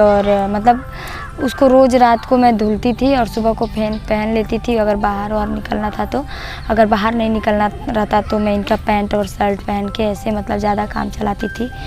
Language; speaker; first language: Hindi; native; Hindi